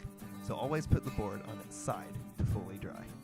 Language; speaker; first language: English; native; English